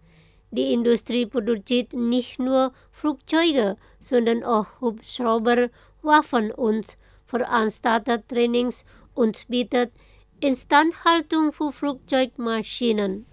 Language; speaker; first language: German; non-native, fluent; Indonesian